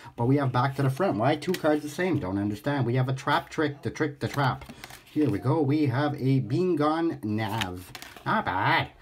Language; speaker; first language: English; native; English